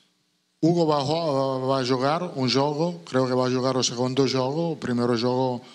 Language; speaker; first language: Portuguese; non-native, learner; Italian